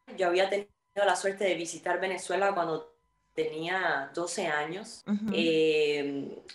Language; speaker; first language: Spanish; native; Spanish